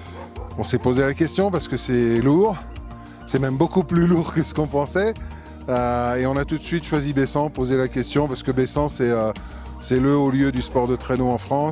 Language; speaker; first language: French; native; French